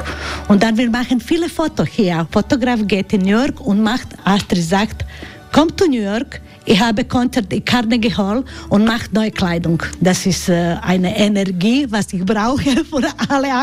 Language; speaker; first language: German; non-native, learner; Croatian